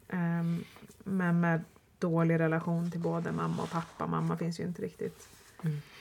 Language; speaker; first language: Swedish; native; Swedish